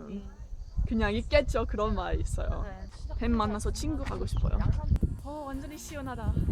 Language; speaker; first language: Korean; non-native, learner; English